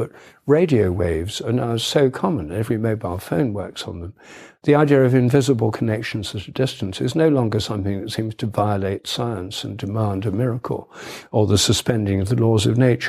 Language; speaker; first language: English; native; English